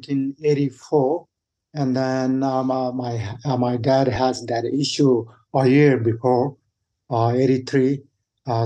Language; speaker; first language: English; non-native, fluent; Sherpa